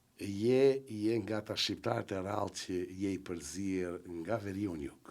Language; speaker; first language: Albanian; native; Albanian